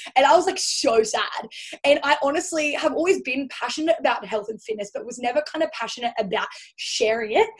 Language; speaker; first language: English; native; English